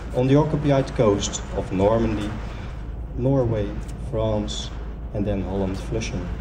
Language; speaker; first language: English; non-native, fluent; Dutch